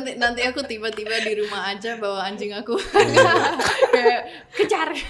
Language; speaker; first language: Indonesian; early bilingual, heritage; English